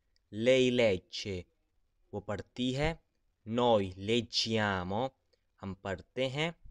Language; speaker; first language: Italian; non-native, learner; Urdu